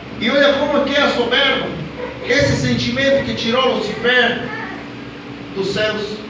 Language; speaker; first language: Portuguese; non-native, fluent; Spanish